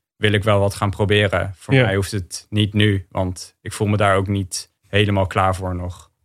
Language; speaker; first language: Dutch; native; Dutch